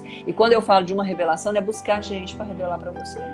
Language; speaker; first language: Portuguese; native; Portuguese